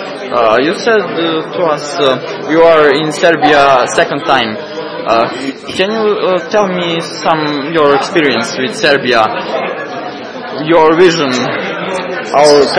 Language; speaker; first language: English; non-native, learner; Serbian